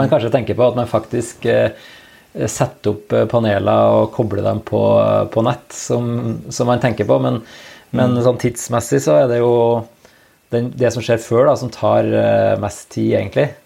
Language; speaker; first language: Norwegian; native; Norwegian